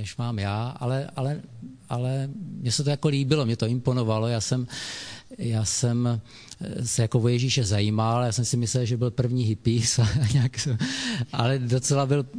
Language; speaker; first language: Czech; native; Czech